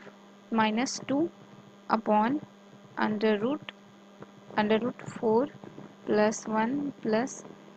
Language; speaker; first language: English; non-native, local second language; Hindi